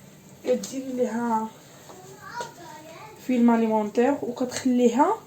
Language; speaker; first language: Arabic; native; Arabic